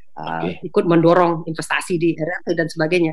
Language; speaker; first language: Indonesian; native; Indonesian